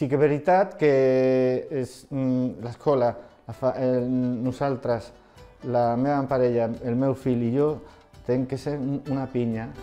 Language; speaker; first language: Catalan; non-native, local second language; Spanish